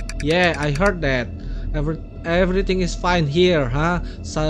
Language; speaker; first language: English; non-native, learner; Indonesian